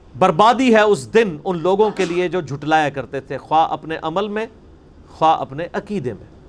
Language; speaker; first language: Urdu; non-native, local second language; Punjabi